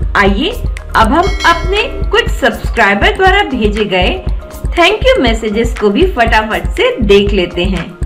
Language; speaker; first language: Hindi; native; Hindi